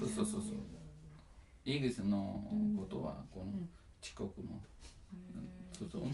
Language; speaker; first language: Japanese; non-native, learner; Italian